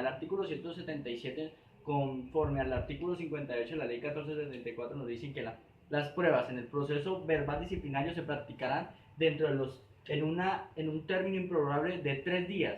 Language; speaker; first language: Spanish; native; Spanish